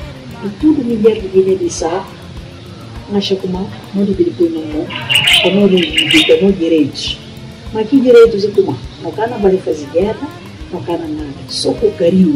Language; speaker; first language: Portuguese; non-native, local second language; Upper Guinea Crioulo